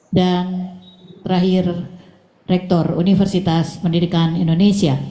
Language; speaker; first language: Indonesian; native; Indonesian